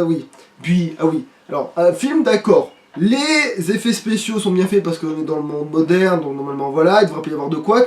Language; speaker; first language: French; native; French